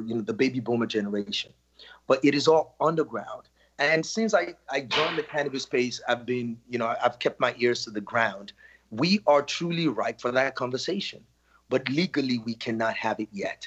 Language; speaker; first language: English; non-native, local second language; Yoruba